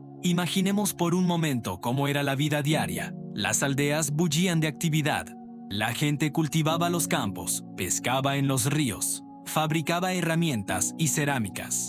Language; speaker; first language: Spanish; native; Spanish